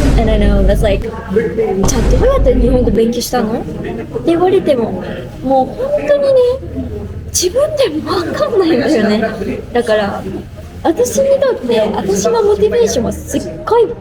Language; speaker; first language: Japanese; non-native, fluent; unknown